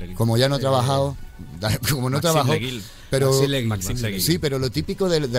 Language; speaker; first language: Spanish; native; Spanish